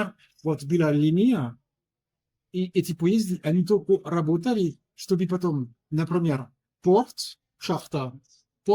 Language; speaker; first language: Russian; non-native, learner; French